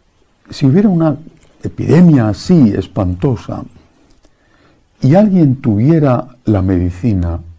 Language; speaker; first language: Spanish; native; Spanish